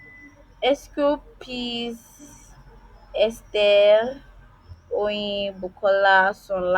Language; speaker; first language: French; non-native, learner; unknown